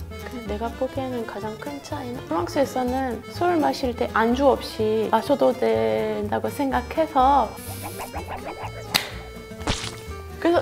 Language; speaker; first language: Korean; non-native, fluent; French